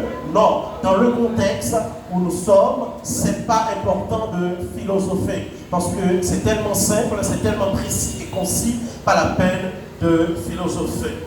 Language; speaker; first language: French; non-native, local second language; Haitian Creole